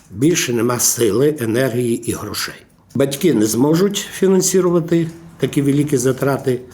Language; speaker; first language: Ukrainian; native; Ukrainian